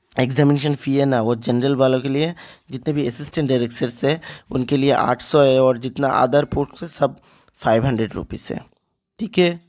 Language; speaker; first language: Hindi; non-native, local second language; Bangla